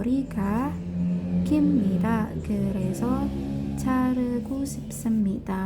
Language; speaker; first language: Korean; non-native, learner; Indonesian